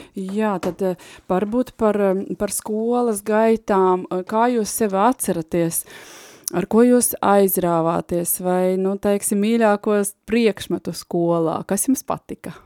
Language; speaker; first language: Latvian; native; Latvian